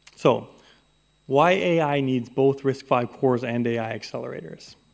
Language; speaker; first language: English; native; English